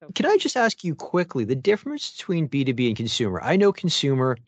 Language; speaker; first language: English; native; English